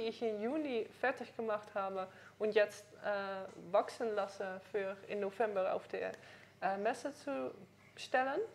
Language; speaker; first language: German; non-native, learner; Dutch